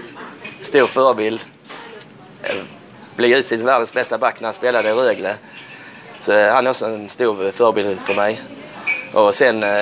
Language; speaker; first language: Swedish; native; Swedish